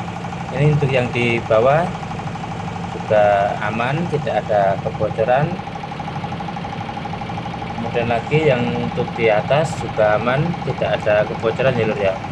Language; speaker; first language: Indonesian; non-native, local second language; Javanese